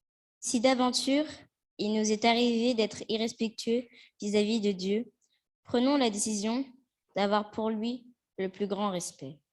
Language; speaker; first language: French; native; French